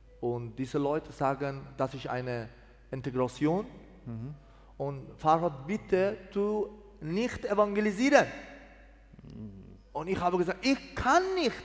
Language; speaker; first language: German; non-native, learner; Persian